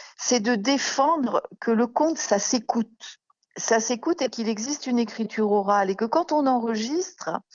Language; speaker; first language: French; native; French